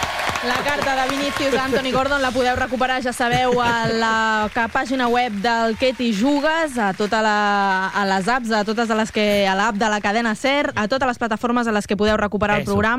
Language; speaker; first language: Catalan; native; Catalan